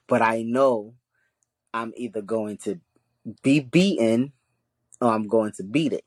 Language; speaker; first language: English; early bilingual, other home language; Haitian Creole